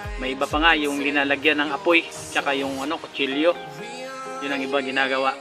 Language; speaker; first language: Filipino; non-native, local second language; Cebuano